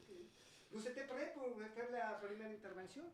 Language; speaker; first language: French; non-native, learner; Spanish